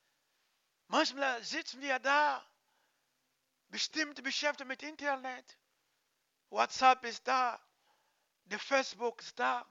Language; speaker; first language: German; non-native, learner; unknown